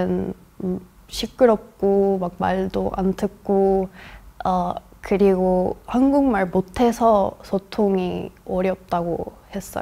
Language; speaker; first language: Korean; non-native, fluent; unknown